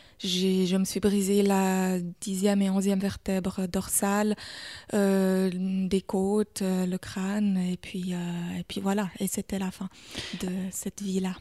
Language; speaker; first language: French; early bilingual, other home language; German